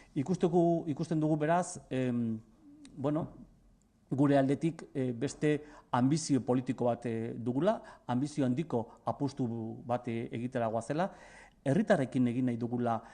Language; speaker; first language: Basque; native; Basque